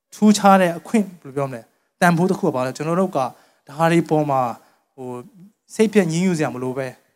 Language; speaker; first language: Burmese; non-native, local second language; Tedim Chin